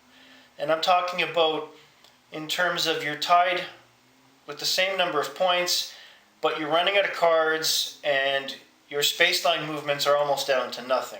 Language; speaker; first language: English; native; English